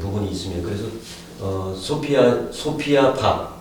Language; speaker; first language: Korean; native; Korean